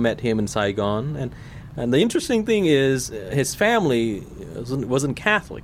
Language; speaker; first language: English; non-native, fluent; Vietnamese